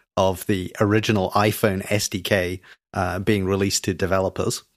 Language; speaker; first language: English; native; English